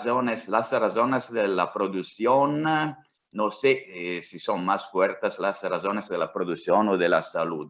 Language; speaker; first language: Spanish; non-native, fluent; Italian